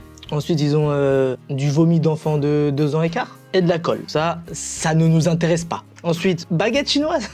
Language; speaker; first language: French; native; French